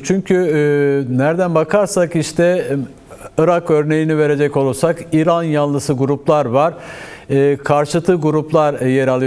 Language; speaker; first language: Turkish; native; Turkish